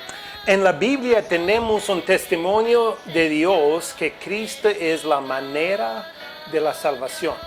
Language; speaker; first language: Spanish; non-native, fluent; English